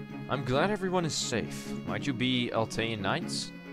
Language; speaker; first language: English; non-native, fluent; Dutch